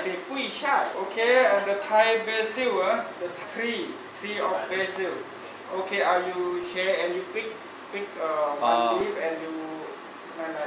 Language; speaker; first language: English; non-native, learner; Thai